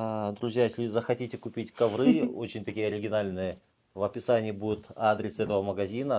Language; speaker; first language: Russian; native; Russian